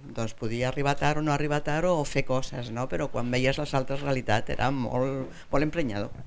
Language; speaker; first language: Catalan; native; Catalan